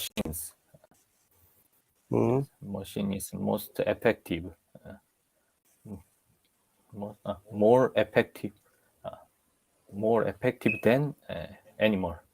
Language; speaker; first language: English; non-native, learner; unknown